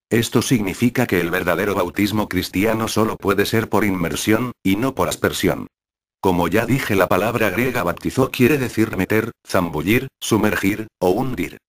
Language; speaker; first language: Spanish; native; Spanish